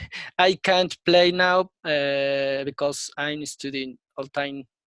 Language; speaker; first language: English; non-native, learner; Spanish